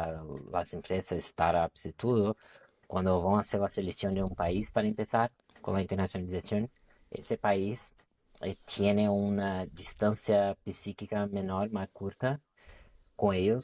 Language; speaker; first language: Spanish; non-native, local second language; Portuguese